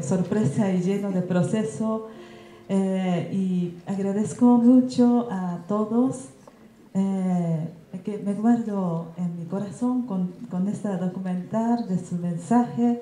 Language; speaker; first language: Spanish; non-native, learner; Japanese